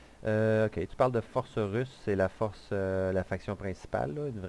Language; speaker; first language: French; native; French